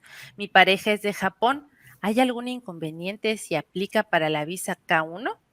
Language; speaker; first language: Spanish; native; Spanish